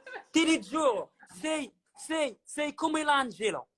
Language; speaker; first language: Italian; non-native, learner; Arabic